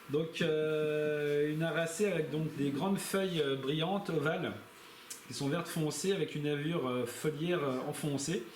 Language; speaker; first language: French; native; French